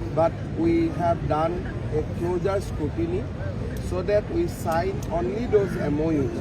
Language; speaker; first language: English; non-native, local second language; Assamese